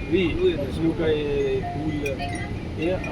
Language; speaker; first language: French; non-native, learner; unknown